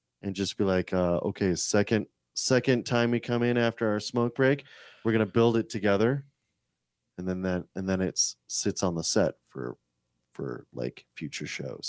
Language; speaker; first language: English; native; English